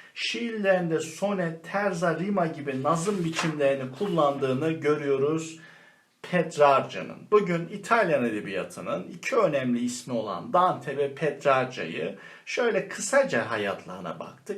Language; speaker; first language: Turkish; native; Turkish